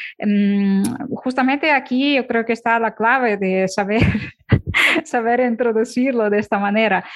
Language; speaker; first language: Spanish; non-native, fluent; Ukrainian